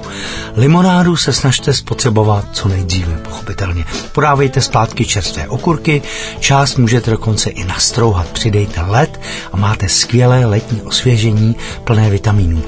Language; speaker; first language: Czech; native; Czech